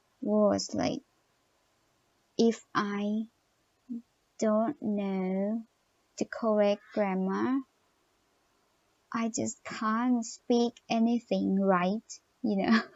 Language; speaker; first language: English; non-native, learner; Thai